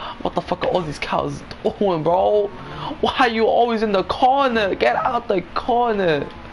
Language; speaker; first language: English; early bilingual, other home language; Spanish